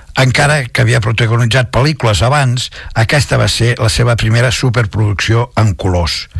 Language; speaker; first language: Catalan; non-native, local second language; Spanish